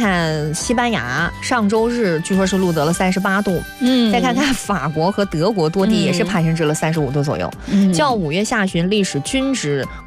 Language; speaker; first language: Chinese; native; Chinese